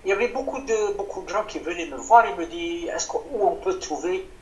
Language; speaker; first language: French; non-native, local second language; Arabic